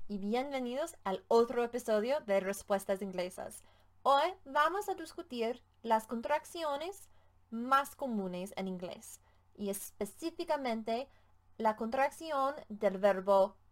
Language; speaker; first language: Spanish; non-native, fluent; English